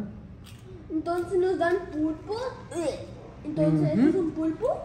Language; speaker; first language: Spanish; early bilingual, heritage; Spanish